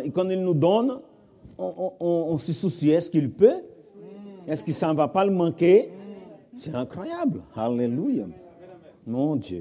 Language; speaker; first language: French; non-native, fluent; Portuguese